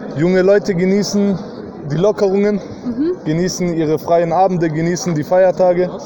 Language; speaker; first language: German; native; German